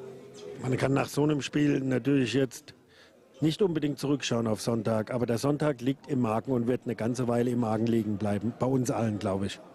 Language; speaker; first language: German; native; German